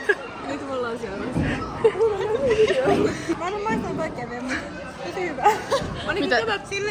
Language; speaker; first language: Finnish; native; Finnish